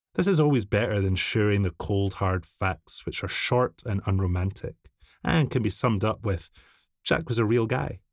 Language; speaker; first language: English; native; English